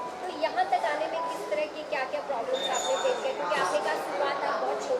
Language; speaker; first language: Hindi; native; Hindi